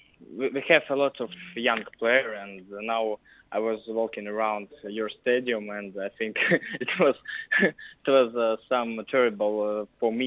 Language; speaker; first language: English; non-native, learner; Russian